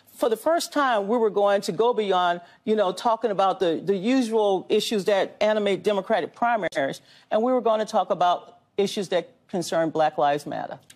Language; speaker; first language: English; native; English